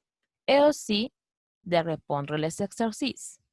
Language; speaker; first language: French; non-native, fluent; Spanish